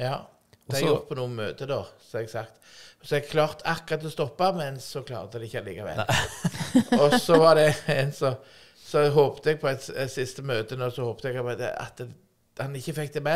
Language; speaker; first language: Norwegian; native; Norwegian